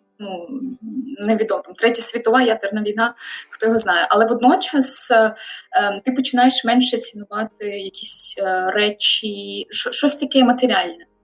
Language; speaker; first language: Ukrainian; non-native, local second language; Russian